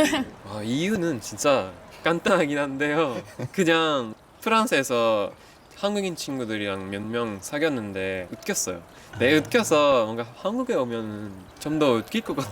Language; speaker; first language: Korean; non-native, fluent; French